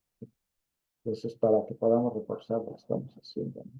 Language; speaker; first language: Spanish; native; Spanish